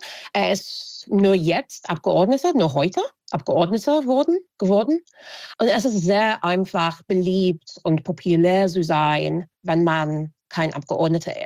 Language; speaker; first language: German; non-native, fluent; English